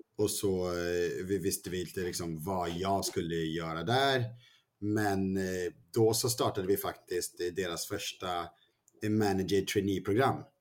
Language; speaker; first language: Swedish; early bilingual, other home language; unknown